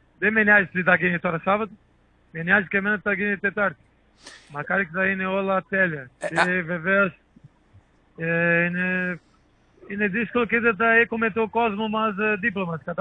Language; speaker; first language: Greek; non-native, learner; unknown